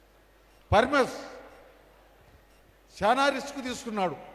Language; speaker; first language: Telugu; native; Telugu